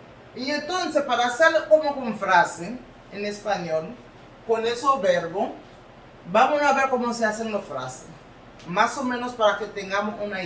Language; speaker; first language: Spanish; non-native, learner; Haitian Creole